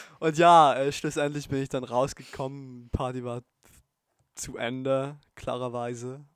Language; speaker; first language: German; native; German